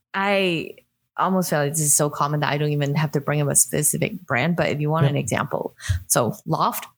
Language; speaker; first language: English; non-native, local second language; Cantonese